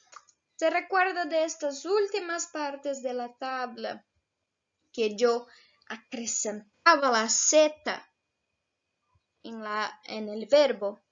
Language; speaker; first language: Spanish; non-native, fluent; Portuguese